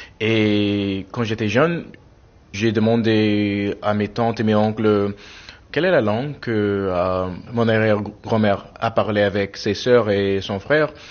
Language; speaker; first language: French; non-native, fluent; English